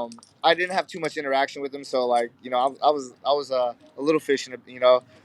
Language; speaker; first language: English; native; English